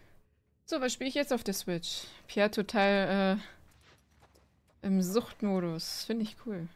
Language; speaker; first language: German; native; German